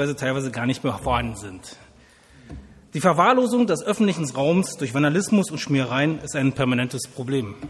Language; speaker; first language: German; native; German